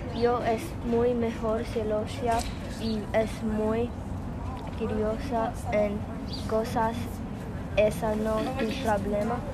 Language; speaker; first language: Spanish; non-native, learner; English